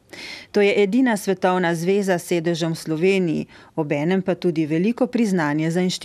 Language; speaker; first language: Slovenian; native; Slovenian